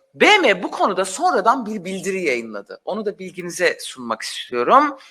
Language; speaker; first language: Turkish; non-native, local second language; Kurdish